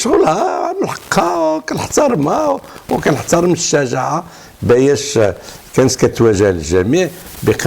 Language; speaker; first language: Arabic; native; Arabic